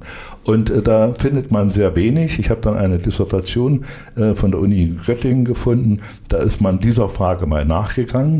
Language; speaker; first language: German; native; German